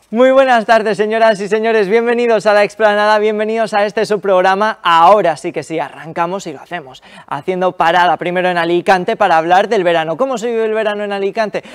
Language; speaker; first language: Spanish; native; Spanish